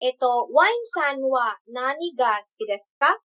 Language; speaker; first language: Japanese; non-native, learner; English